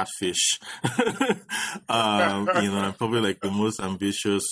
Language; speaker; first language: English; non-native, local second language; Yoruba